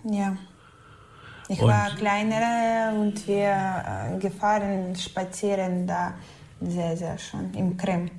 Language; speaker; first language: German; non-native, learner; Ukrainian